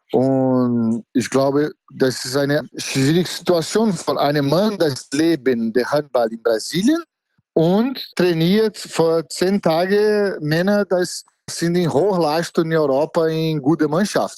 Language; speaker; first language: German; non-native, fluent; Portuguese